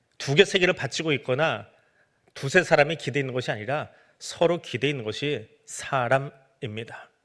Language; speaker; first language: Korean; native; Korean